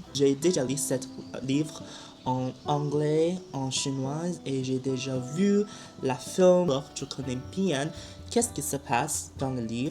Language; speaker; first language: French; non-native, learner; Chinese